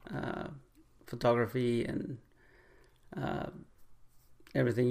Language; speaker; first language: English; non-native, fluent; Spanish